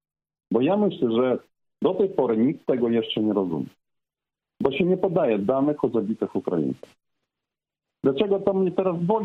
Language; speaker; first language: Polish; non-native, fluent; Ukrainian